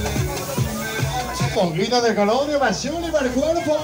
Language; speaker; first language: Spanish; native; Spanish